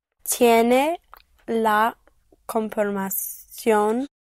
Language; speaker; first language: Spanish; non-native, learner; English